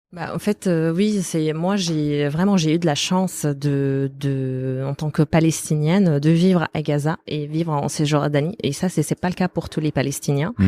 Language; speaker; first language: French; non-native, fluent; Arabic